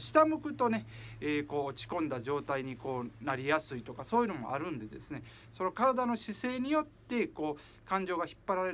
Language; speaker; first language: Japanese; native; Japanese